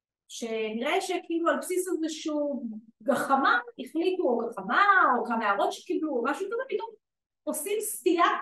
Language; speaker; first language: Hebrew; native; Hebrew